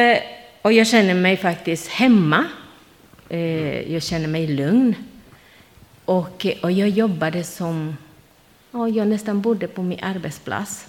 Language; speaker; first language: Swedish; non-native, learner; Spanish